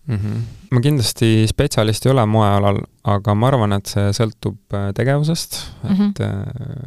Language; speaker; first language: Estonian; native; Estonian